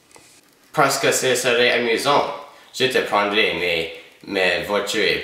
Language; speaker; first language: French; non-native, learner; English